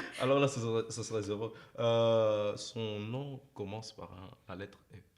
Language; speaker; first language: French; non-native, local second language; Lingala